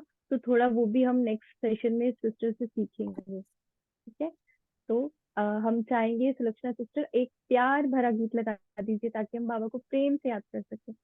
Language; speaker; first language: Hindi; native; Hindi